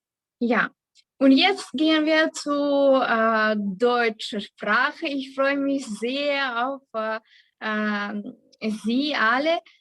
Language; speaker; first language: German; non-native, learner; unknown